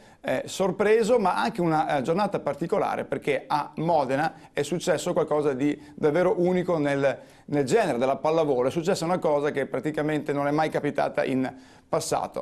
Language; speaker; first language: Italian; native; Italian